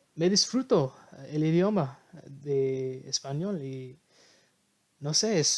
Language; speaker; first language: Spanish; non-native, learner; English